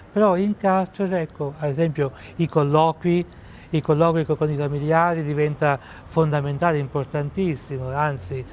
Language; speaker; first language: Italian; native; Italian